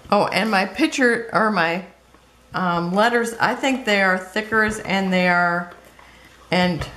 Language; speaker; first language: English; native; English